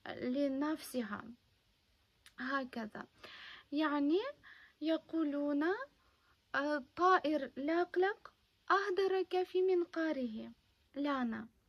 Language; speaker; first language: Arabic; non-native, fluent; Ukrainian